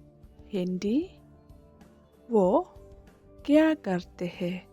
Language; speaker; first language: Hindi; non-native, local second language; Khasi